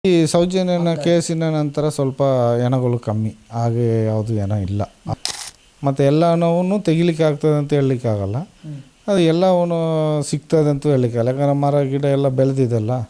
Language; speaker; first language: Kannada; native; Kannada